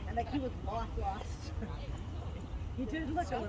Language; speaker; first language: English; native; English